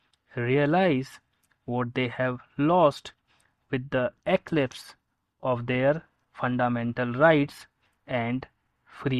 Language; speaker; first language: English; non-native, local second language; Hindi